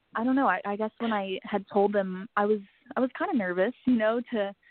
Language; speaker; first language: English; native; English